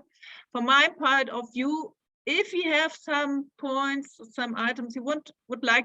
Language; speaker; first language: English; non-native, fluent; German